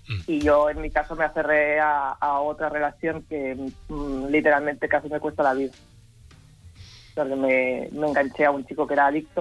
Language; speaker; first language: Spanish; native; Spanish